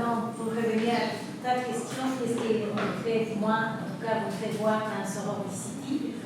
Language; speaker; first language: French; non-native, fluent; Spanish